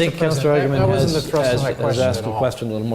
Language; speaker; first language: English; native; English